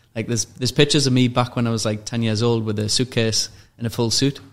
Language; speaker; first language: English; native; English